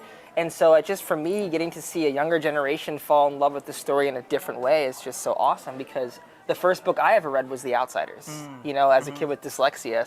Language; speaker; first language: English; native; English